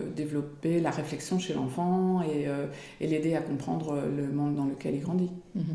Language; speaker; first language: French; native; French